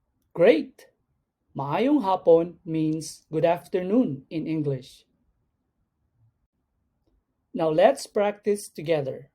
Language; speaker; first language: English; non-native, local second language; Cebuano